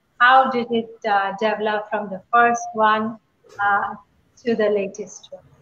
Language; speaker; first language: English; non-native, local second language; Hindi